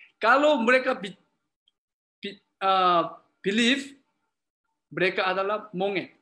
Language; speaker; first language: Indonesian; non-native, learner; Korean